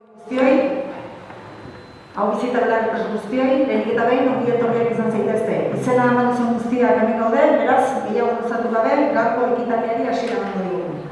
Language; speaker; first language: Basque; native; Basque